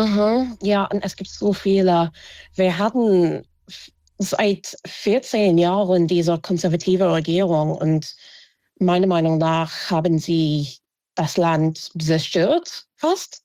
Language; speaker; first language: German; non-native, fluent; English